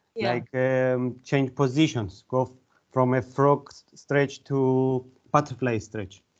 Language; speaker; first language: English; non-native, fluent; Greek